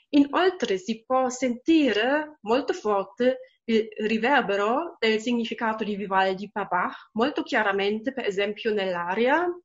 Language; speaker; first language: Italian; non-native, fluent; German